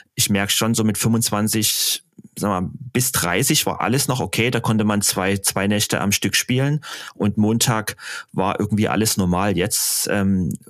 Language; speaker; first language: German; native; German